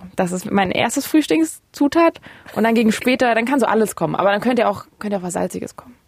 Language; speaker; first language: German; native; German